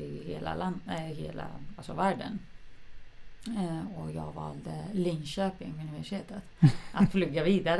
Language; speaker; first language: Swedish; non-native, fluent; Persian